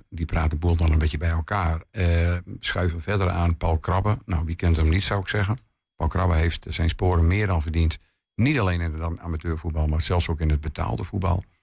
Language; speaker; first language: Dutch; native; Dutch